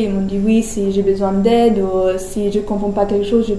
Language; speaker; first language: French; non-native, learner; German